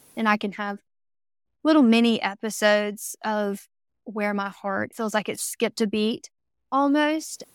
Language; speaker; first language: English; native; English